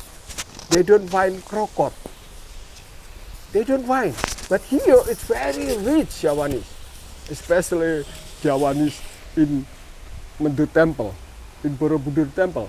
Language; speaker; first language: English; non-native, learner; Indonesian